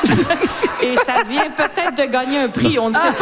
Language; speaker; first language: French; native; French